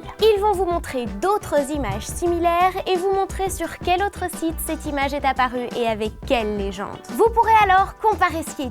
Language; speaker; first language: French; native; French